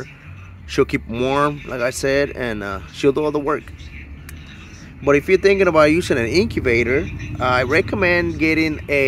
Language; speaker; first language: English; native; English